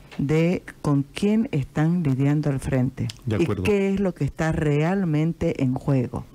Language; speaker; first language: Spanish; native; Spanish